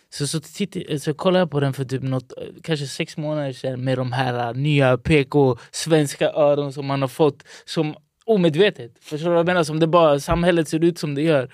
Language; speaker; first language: Swedish; early bilingual, other home language; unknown